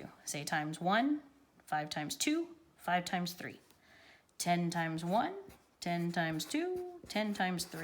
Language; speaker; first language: English; native; English